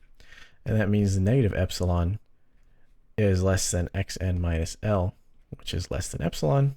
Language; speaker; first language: English; native; English